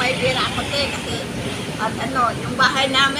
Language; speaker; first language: Filipino; non-native, local second language; Cebuano